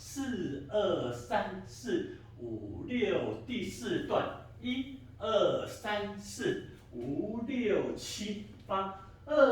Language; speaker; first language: Chinese; native; Chinese